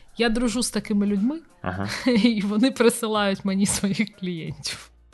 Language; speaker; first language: Ukrainian; non-native, local second language; Russian